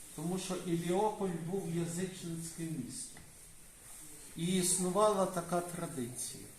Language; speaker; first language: Ukrainian; native; Ukrainian